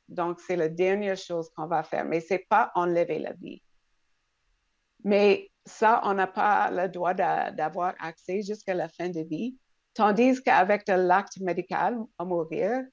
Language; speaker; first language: French; non-native, local second language; English